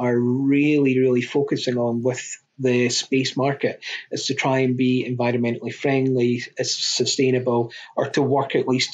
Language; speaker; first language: English; native; English